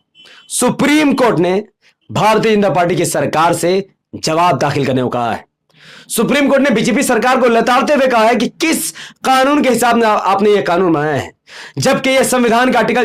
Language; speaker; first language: Hindi; native; Hindi